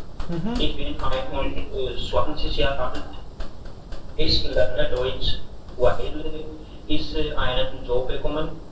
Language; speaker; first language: German; non-native, learner; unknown